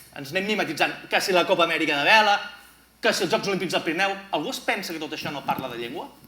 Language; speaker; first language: Catalan; native; Catalan